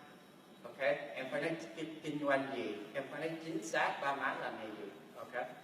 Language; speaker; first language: Vietnamese; early bilingual, heritage; Vietnamese